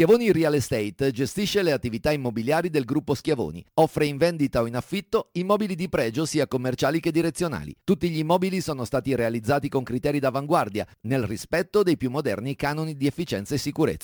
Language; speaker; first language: Italian; native; Italian